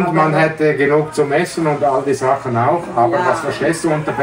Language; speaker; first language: German; native; German